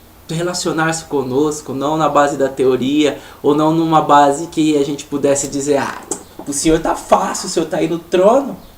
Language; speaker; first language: Portuguese; native; Portuguese